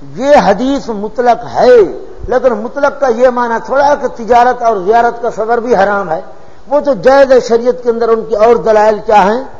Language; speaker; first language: Urdu; non-native, local second language; Saraiki